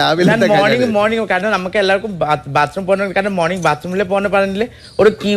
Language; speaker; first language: Malayalam; non-native, learner; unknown